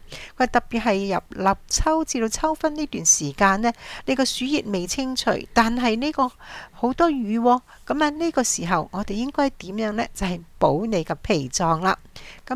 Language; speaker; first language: Chinese; non-native, local second language; Cantonese